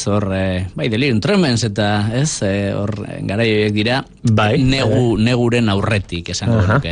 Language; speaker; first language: Basque; native; Basque